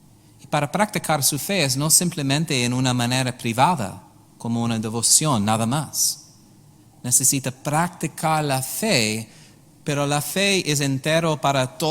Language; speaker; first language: Spanish; non-native, learner; English